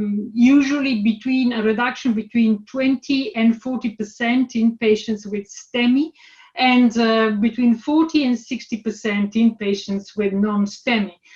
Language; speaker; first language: English; non-native, fluent; Italian